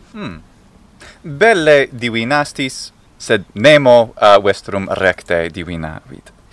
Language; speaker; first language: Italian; non-native, fluent; English